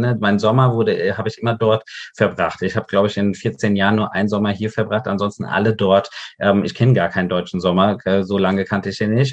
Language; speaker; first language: German; early bilingual, other home language; Portuguese